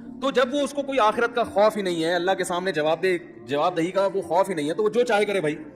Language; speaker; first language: Urdu; native; Urdu